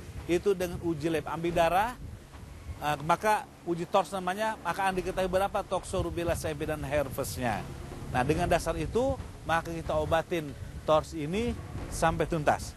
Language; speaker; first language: Indonesian; native; Indonesian